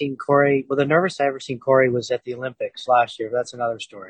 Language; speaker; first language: English; native; English